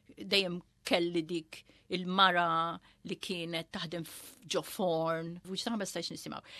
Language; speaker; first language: Maltese; early bilingual, heritage; Maltese